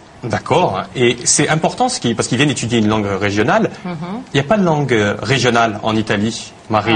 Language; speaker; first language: French; native; French